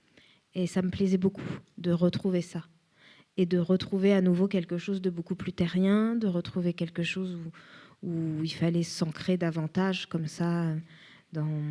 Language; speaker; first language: French; native; French